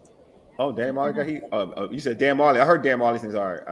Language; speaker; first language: English; native; English